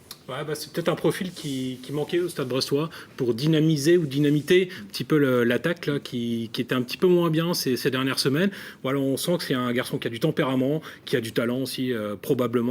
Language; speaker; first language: French; native; French